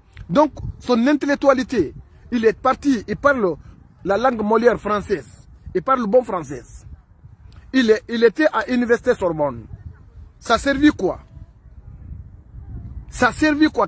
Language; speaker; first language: French; non-native, local second language; Mandingo